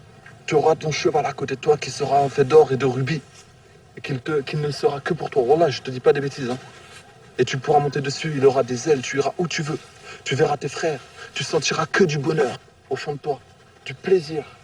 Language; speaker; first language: French; native; French